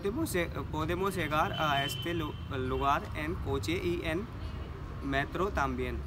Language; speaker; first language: Spanish; non-native, learner; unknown